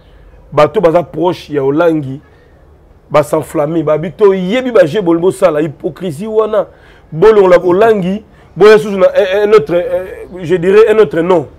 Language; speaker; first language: French; non-native, local second language; Lingala